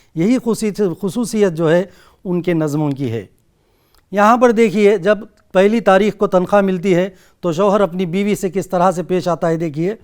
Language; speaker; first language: Urdu; native; Urdu